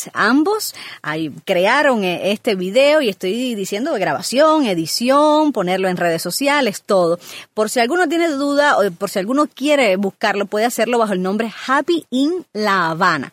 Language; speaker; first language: Spanish; native; Spanish